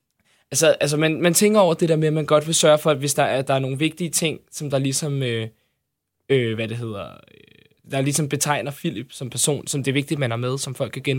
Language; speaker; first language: Danish; native; Danish